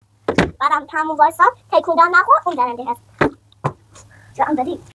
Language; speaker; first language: Persian; non-native, learner; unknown